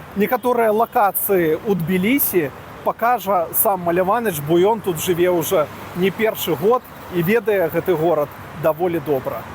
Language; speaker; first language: Belarusian; native; Belarusian